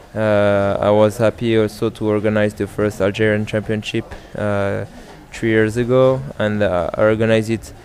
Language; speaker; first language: English; non-native, fluent; French